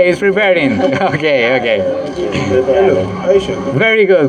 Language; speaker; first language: English; non-native, learner; Spanish